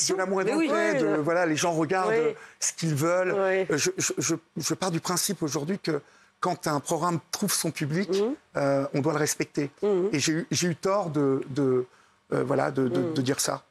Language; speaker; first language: French; native; French